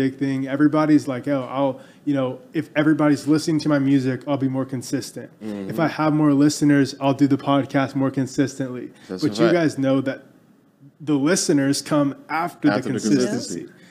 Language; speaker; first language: English; native; English